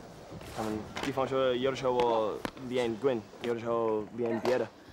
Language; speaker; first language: Chinese; non-native, learner; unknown